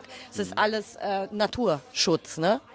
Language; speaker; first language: German; native; German